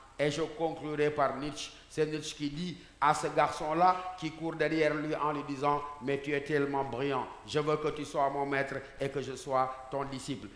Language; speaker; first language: French; non-native, local second language; Wolof